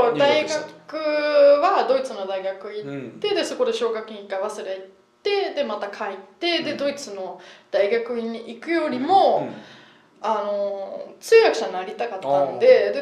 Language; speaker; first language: Japanese; non-native, fluent; German